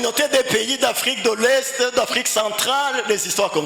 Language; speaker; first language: French; non-native, local second language; Rundi